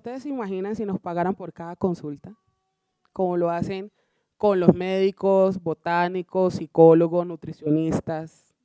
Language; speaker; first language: Spanish; native; Spanish